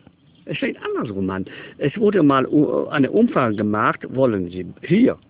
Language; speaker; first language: German; non-native, local second language; Luxembourgish